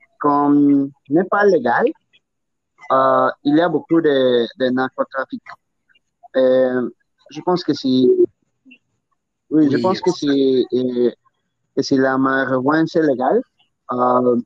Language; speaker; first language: French; non-native, learner; Spanish